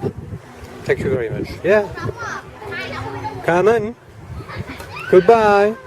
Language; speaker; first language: English; non-native, fluent; French